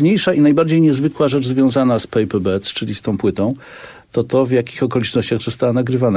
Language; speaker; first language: Polish; native; Polish